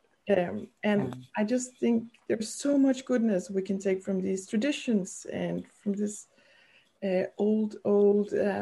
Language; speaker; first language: English; non-native, fluent; Danish